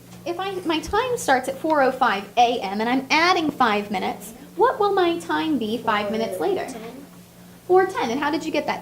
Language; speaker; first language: English; native; English